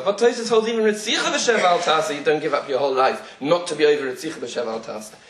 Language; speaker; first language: English; native; English